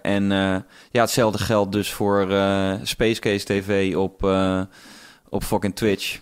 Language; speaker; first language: Dutch; native; Dutch